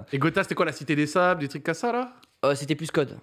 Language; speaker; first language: French; native; French